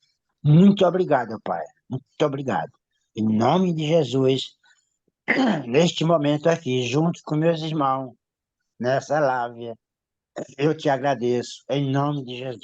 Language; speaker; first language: Portuguese; native; Portuguese